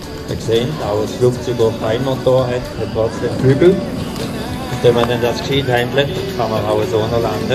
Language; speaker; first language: German; native; German